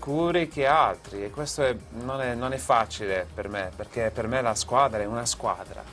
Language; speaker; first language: Italian; non-native, fluent; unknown